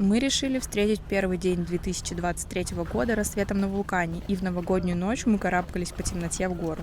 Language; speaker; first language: Russian; native; Russian